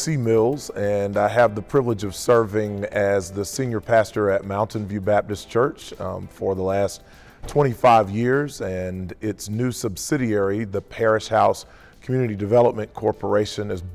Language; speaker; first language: English; native; English